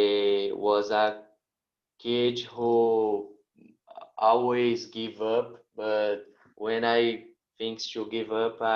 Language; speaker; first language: English; non-native, learner; Portuguese